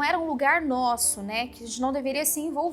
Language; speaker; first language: Portuguese; native; Portuguese